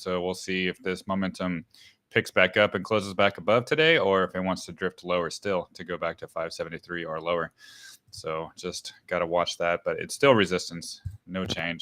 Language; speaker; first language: English; native; English